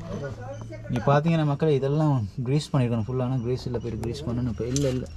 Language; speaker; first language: Tamil; native; Tamil